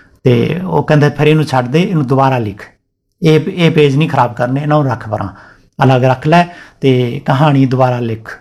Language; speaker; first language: Punjabi; non-native, local second language; Rajasthani